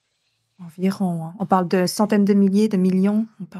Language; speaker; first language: French; native; French